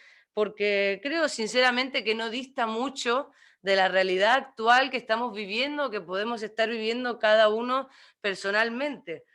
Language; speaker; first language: Spanish; native; Spanish